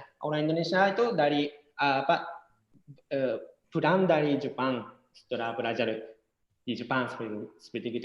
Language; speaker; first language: Indonesian; non-native, fluent; Japanese